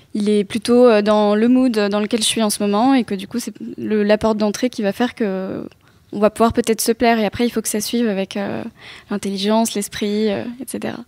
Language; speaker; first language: French; native; French